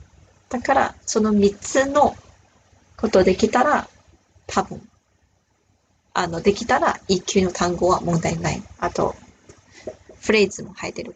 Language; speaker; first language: Japanese; non-native, fluent; Chinese